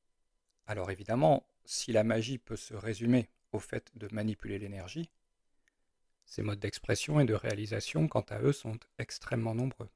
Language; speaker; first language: French; native; French